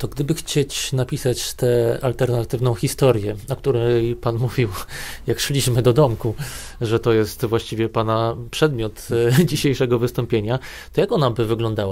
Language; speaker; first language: Polish; native; Polish